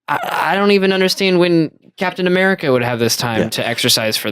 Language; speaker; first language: English; native; English